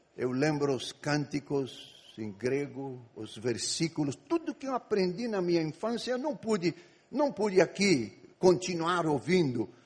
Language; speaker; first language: Portuguese; non-native, fluent; Greek